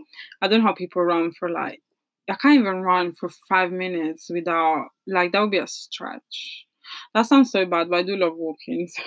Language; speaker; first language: English; non-native, fluent; Italian